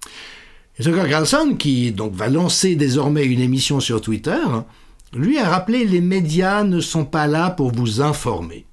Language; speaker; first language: French; native; French